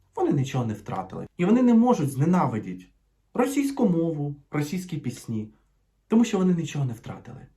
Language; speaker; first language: Ukrainian; native; Ukrainian